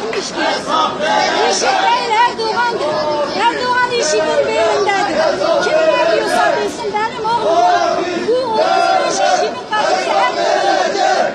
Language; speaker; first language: Turkish; non-native, local second language; Kurdish